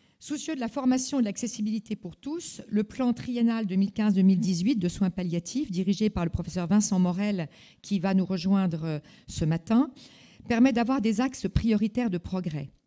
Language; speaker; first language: French; native; French